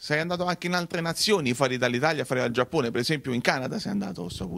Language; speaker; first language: Italian; native; Italian